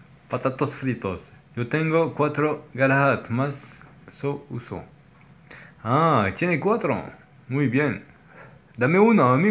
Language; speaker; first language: Spanish; non-native, learner; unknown